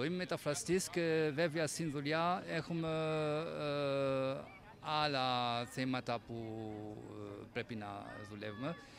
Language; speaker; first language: Greek; non-native, fluent; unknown